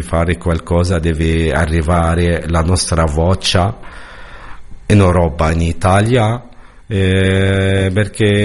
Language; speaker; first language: Italian; non-native, learner; Arabic